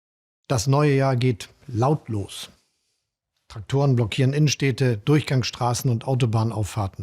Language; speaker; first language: German; native; German